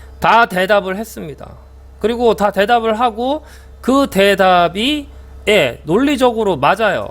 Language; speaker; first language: Korean; native; Korean